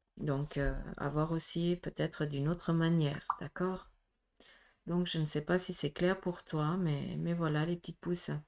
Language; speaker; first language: French; native; French